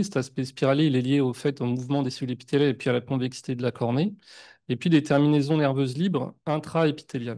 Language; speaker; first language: French; native; French